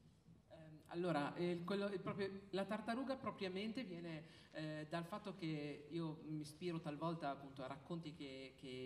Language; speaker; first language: Italian; native; Italian